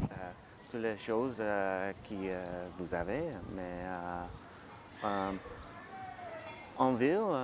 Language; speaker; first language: French; non-native, learner; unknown